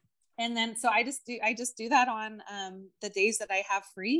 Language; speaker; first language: English; native; English